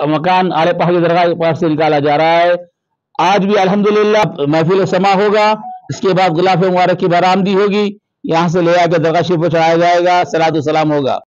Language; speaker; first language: Urdu; native; Urdu